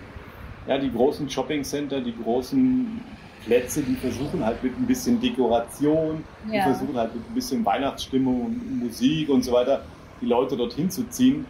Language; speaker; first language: German; native; German